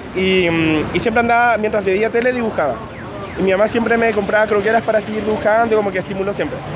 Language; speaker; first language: Spanish; native; Spanish